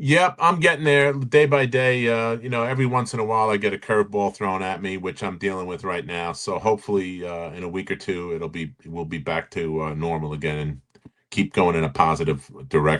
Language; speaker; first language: English; native; English